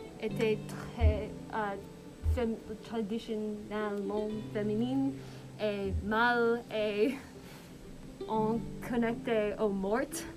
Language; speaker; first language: French; non-native, learner; English